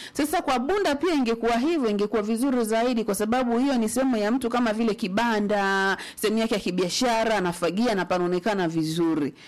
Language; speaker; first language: Swahili; native; Swahili